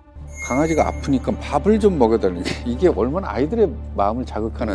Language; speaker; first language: Korean; native; Korean